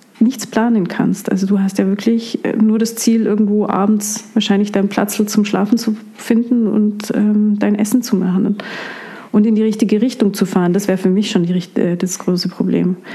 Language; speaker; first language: German; native; German